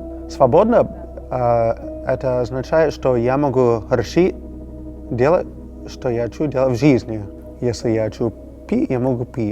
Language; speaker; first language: Russian; non-native, fluent; English